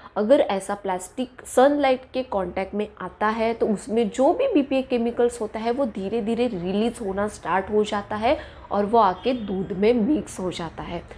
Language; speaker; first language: Hindi; non-native, local second language; Marathi